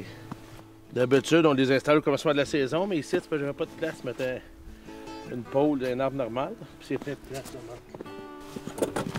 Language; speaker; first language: French; native; French